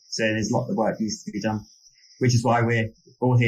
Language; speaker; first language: English; native; English